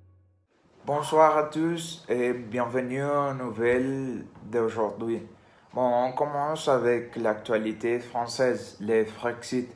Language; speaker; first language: French; non-native, learner; Spanish